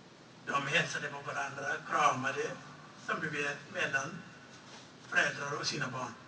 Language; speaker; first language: Swedish; non-native, fluent; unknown